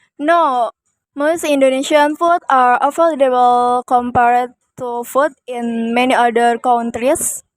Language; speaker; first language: English; non-native, learner; Indonesian